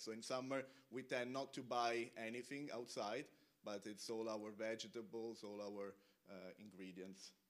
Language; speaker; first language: English; non-native, fluent; Italian